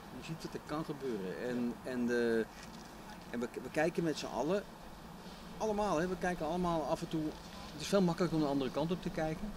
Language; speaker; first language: Dutch; native; Dutch